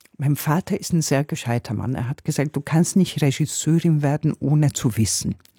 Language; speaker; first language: German; non-native, fluent; Hungarian